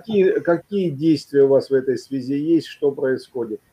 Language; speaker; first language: Russian; native; Russian